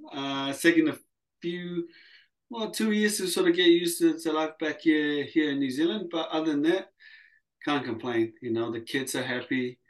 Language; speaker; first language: English; early bilingual, other home language; Samoan